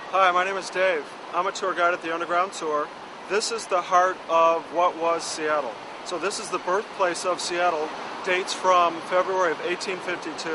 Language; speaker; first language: English; native; English